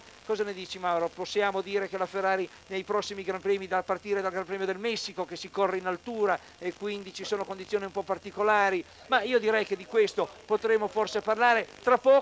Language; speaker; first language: Italian; native; Italian